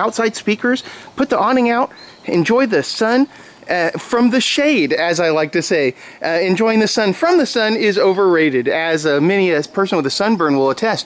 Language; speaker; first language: English; native; English